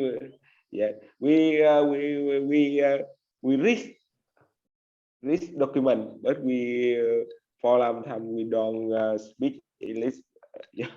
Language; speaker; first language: English; non-native, learner; Vietnamese